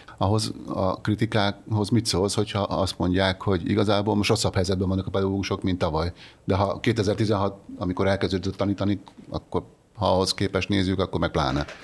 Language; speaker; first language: Hungarian; native; Hungarian